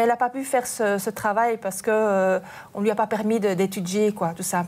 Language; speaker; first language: French; native; French